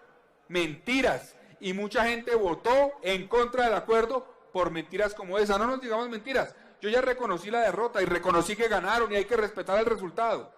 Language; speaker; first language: Spanish; native; Spanish